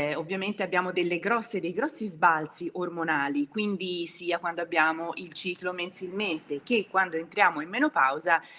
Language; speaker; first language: Italian; native; Italian